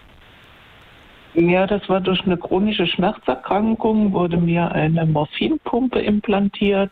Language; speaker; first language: German; native; German